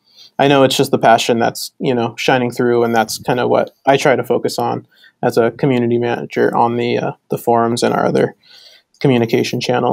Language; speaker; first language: English; native; English